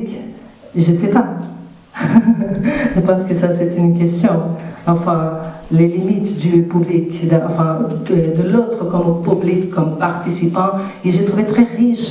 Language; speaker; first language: French; non-native, fluent; Portuguese